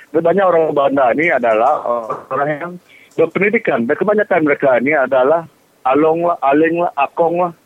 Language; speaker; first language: Malay; non-native, local second language; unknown